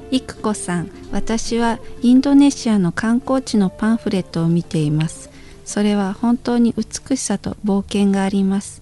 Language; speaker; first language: Japanese; non-native, learner; Indonesian